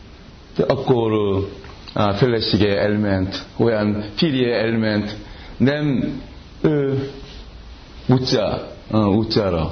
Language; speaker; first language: Hungarian; non-native, learner; Korean